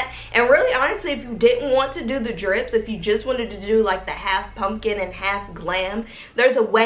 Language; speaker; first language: English; native; English